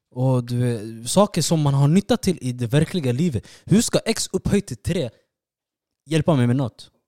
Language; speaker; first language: Swedish; early bilingual, other home language; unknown